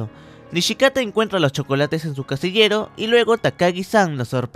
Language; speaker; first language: Spanish; native; Spanish